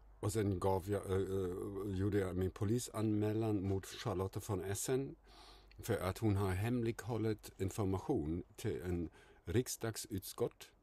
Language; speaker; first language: Swedish; non-native, fluent; German